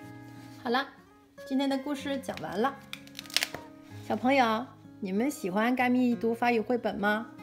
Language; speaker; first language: Chinese; early bilingual, heritage; Chinese